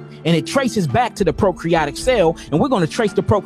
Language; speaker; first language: English; native; English